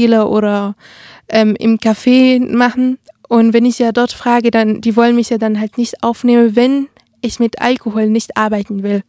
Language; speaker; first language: German; early bilingual, other home language; Arabic